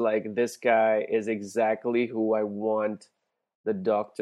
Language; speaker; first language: English; non-native, local second language; Hindi